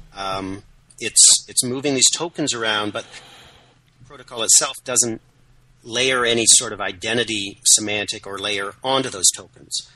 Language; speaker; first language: English; native; English